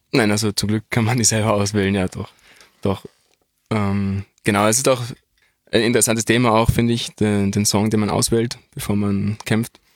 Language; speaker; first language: German; native; German